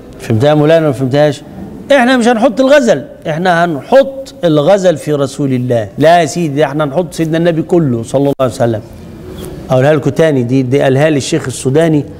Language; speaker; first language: Arabic; native; Arabic